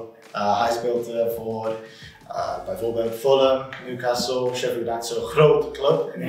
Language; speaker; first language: Dutch; non-native, learner; English